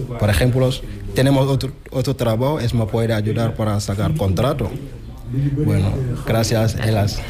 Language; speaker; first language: Spanish; non-native, learner; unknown